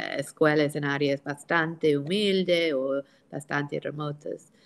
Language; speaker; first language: Spanish; non-native, fluent; English